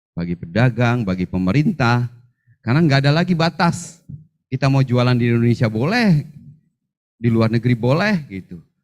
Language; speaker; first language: Indonesian; native; Indonesian